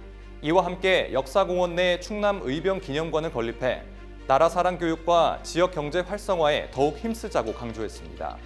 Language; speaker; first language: Korean; native; Korean